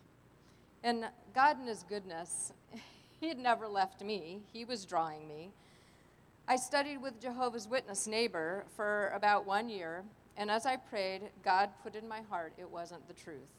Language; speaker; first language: English; native; English